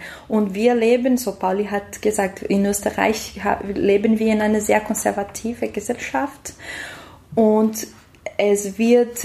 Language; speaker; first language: German; non-native, fluent; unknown